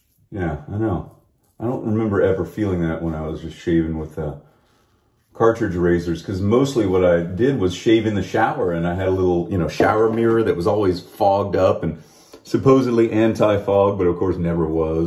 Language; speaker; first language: English; native; English